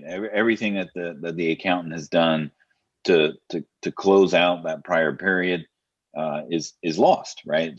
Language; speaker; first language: English; native; English